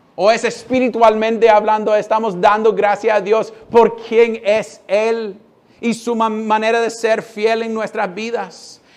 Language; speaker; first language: Spanish; non-native, fluent; English